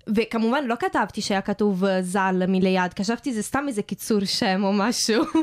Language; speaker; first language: Hebrew; non-native, fluent; Italian